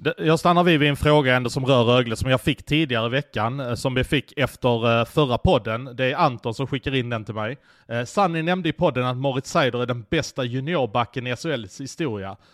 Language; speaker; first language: Swedish; native; Swedish